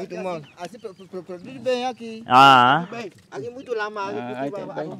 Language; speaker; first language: Portuguese; non-native, learner; Vietnamese